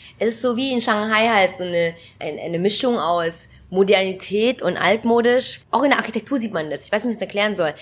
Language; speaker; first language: German; early bilingual, other home language; Vietnamese